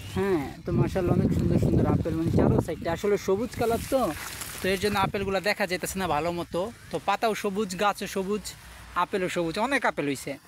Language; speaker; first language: Bangla; native; Bangla